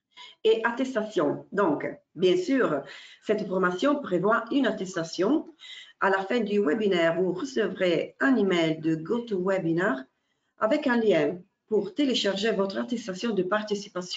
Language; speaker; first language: French; non-native, fluent; Italian